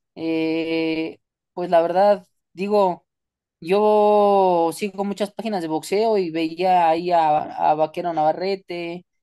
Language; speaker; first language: Spanish; native; Spanish